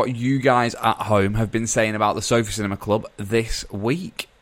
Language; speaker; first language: English; native; English